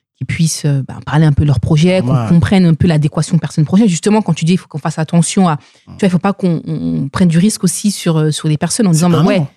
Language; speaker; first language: French; native; French